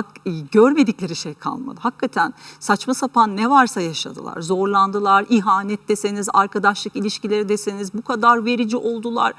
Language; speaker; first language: Turkish; native; Turkish